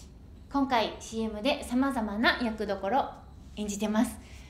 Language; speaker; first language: Japanese; native; Japanese